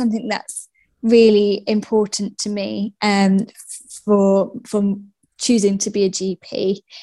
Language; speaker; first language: English; native; English